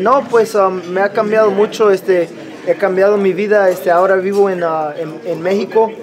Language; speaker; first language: Spanish; early bilingual, other home language; English